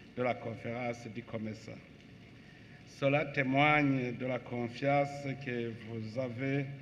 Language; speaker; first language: French; non-native, local second language; Rundi